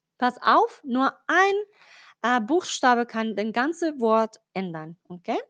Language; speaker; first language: German; non-native, learner; Spanish